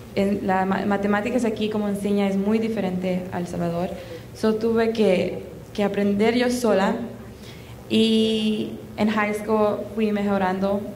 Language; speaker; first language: Spanish; early bilingual, heritage; Spanish